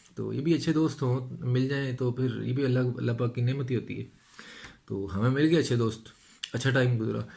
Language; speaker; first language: Urdu; non-native, local second language; Punjabi